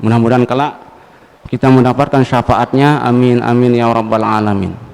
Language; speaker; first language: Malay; non-native, local second language; Sasak